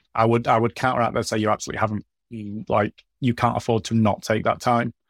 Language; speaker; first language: English; native; English